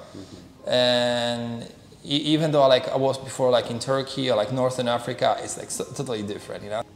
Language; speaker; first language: English; non-native, fluent; Polish